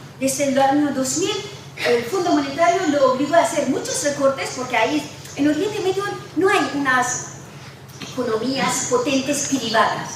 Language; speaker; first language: Spanish; non-native, fluent; Persian